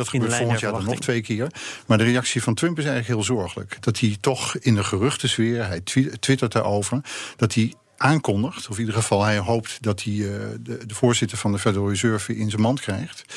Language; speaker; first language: Dutch; native; Dutch